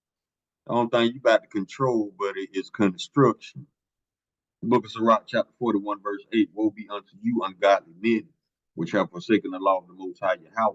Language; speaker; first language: English; native; English